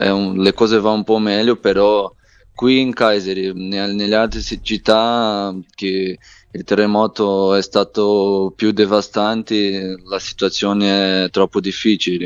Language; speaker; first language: Italian; non-native, fluent; Portuguese